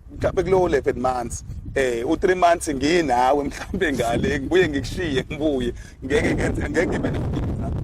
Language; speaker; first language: Zulu; native; Zulu